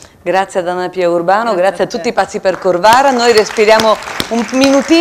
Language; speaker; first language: Italian; native; Italian